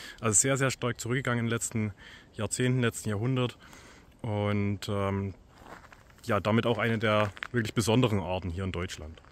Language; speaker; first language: German; native; German